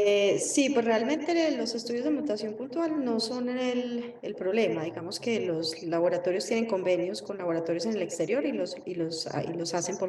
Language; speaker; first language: Spanish; native; Spanish